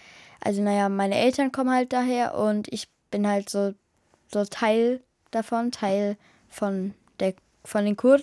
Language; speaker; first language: German; early bilingual, other home language; Kurdish